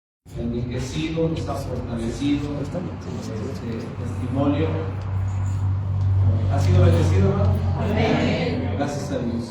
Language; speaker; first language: Spanish; native; Spanish